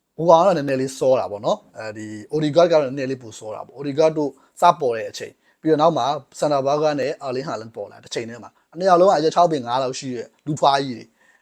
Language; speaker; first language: Burmese; native; Burmese